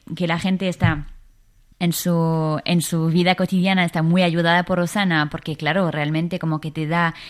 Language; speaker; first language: Spanish; non-native, fluent; French